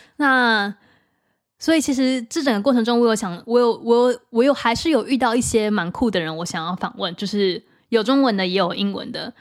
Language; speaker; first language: Chinese; native; Chinese